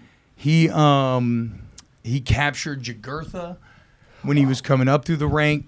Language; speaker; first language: English; native; English